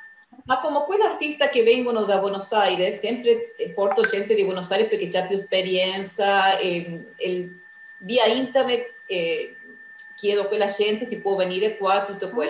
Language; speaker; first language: Italian; non-native, fluent; Spanish